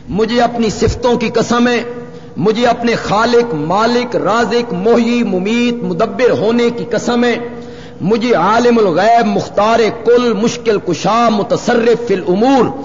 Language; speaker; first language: Urdu; non-native, local second language; Punjabi